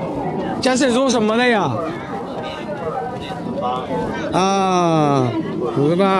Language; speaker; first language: Chinese; non-native, learner; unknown